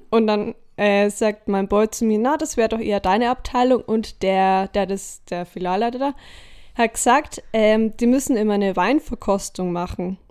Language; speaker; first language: German; native; German